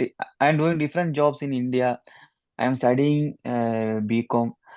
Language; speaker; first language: English; non-native, learner; Malayalam